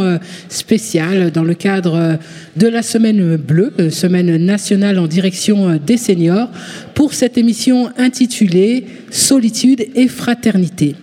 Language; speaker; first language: French; native; French